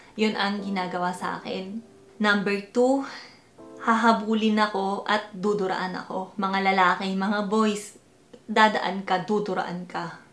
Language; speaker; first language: Filipino; early bilingual, heritage; Filipino